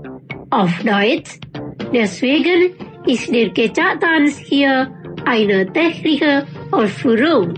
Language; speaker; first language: German; non-native, fluent; Indonesian